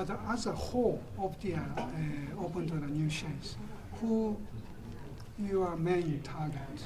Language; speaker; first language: English; non-native, fluent; Japanese